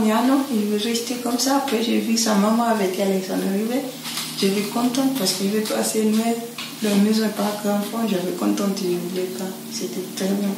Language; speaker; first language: French; non-native, learner; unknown